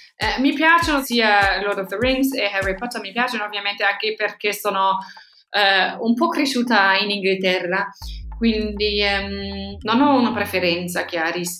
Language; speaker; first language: Italian; non-native, fluent; German